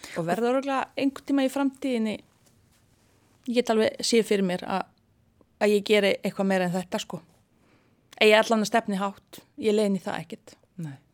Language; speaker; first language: Icelandic; non-native, fluent; Bosnian